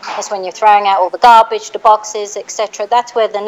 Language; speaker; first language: English; native; English